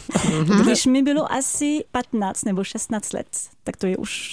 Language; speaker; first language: Czech; non-native, fluent; French